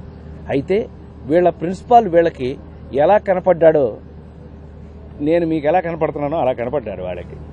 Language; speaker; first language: Telugu; native; Telugu